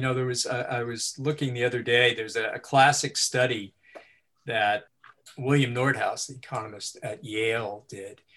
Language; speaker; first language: English; native; English